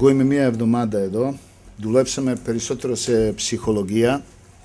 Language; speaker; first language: Greek; non-native, fluent; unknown